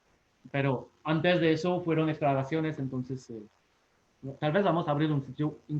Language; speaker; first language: Spanish; non-native, fluent; French